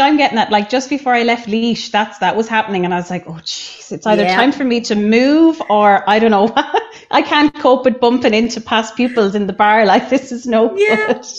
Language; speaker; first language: English; native; English